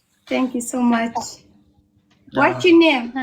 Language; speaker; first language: English; non-native, learner; Tigrinya